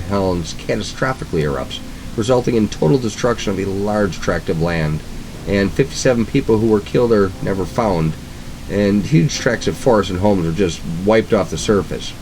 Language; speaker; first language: English; native; English